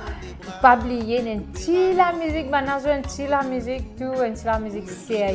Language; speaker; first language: French; non-native, local second language; Morisyen